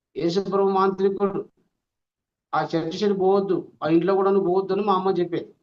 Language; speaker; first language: Telugu; non-native, local second language; Lambadi